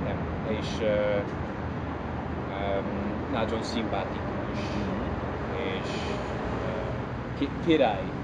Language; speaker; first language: Hungarian; non-native, learner; English